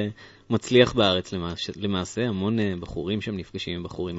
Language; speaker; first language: Hebrew; native; Hebrew